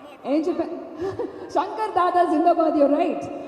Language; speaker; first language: Telugu; native; Telugu